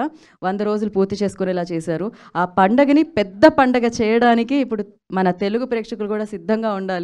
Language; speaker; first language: Telugu; native; Telugu